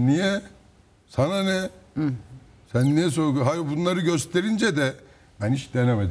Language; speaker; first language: Turkish; native; Turkish